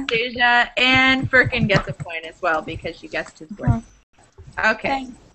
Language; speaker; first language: English; native; English